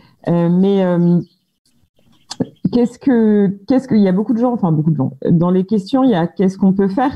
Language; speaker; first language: French; native; French